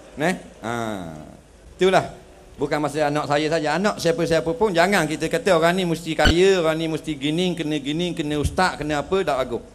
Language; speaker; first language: Malay; native; Malay